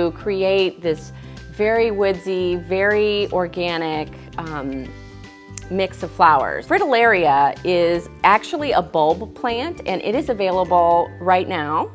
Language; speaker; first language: English; native; English